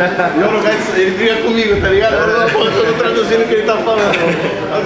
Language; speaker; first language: Russian; non-native, learner; Portuguese